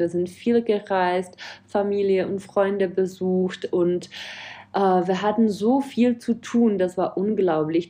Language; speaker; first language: German; non-native, fluent; Czech